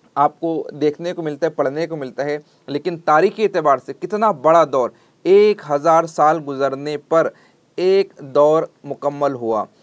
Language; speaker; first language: Urdu; native; Urdu